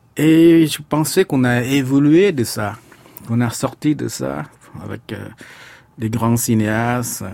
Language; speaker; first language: French; non-native, fluent; Khmer